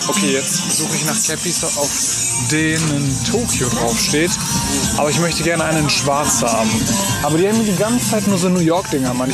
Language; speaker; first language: German; native; German